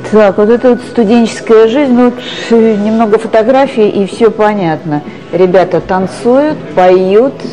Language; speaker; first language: Russian; native; Russian